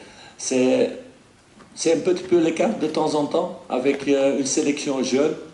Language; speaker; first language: French; non-native, fluent; Dutch